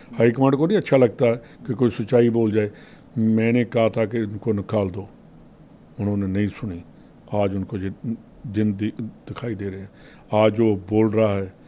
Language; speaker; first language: Hindi; non-native, local second language; Punjabi